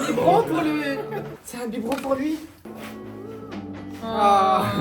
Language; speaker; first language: French; native; French